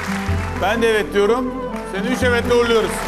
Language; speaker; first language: Turkish; native; Turkish